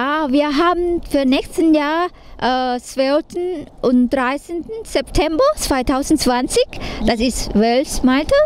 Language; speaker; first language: German; non-native, learner; Thai